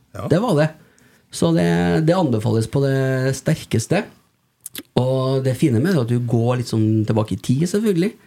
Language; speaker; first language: Norwegian; native; Norwegian